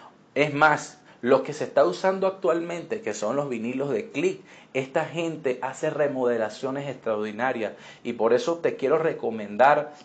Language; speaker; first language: Spanish; native; Spanish